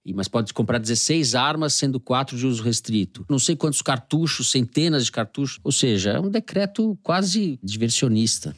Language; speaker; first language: Portuguese; native; Portuguese